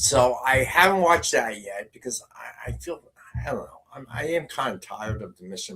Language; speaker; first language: English; native; English